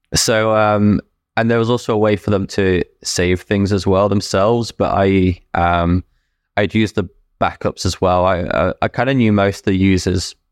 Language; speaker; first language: English; native; English